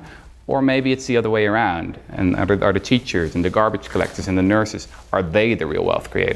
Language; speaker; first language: English; non-native, fluent; Dutch